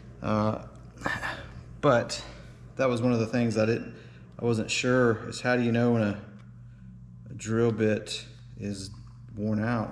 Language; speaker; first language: English; native; English